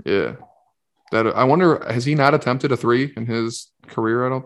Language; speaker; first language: English; native; English